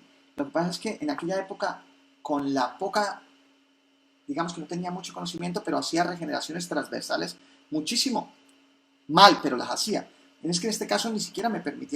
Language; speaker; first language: Spanish; native; Spanish